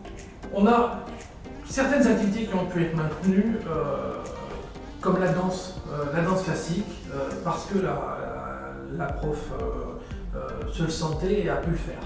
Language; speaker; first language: French; native; French